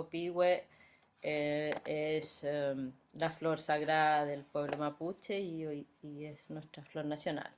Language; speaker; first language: Spanish; native; Spanish